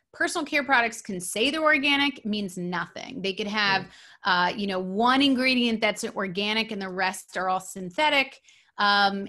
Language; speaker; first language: English; native; English